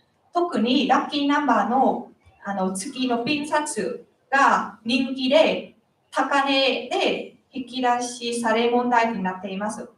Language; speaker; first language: Japanese; non-native, learner; Vietnamese